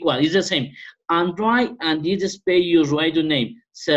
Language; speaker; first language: English; non-native, learner; Spanish